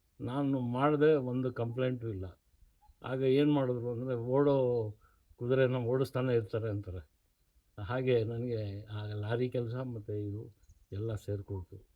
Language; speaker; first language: Kannada; non-native, local second language; Urdu